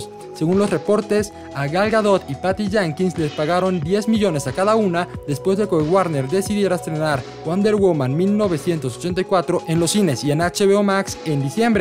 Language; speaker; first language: Spanish; native; Spanish